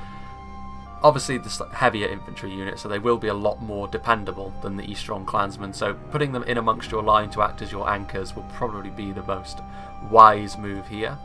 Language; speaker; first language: English; native; English